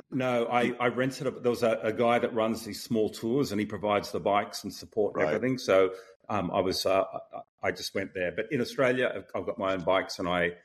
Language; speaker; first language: English; native; English